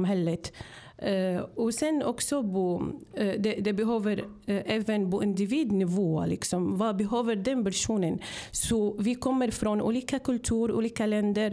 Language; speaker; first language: Swedish; non-native, fluent; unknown